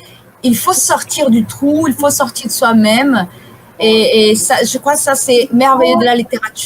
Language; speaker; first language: French; non-native, fluent; Portuguese